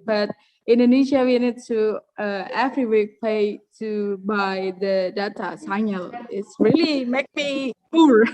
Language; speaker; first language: English; non-native, learner; Indonesian